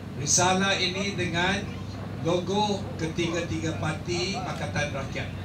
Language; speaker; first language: Malay; non-native, local second language; Chinese